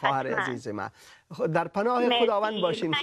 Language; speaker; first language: Persian; native; Persian